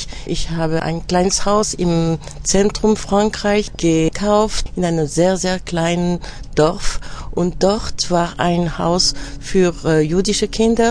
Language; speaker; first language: German; non-native, fluent; French